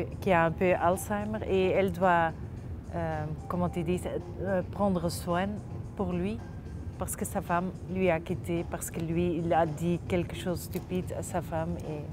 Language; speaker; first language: French; non-native, local second language; Dutch